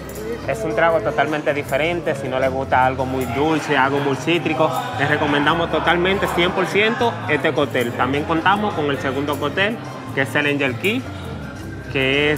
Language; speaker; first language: Spanish; native; Spanish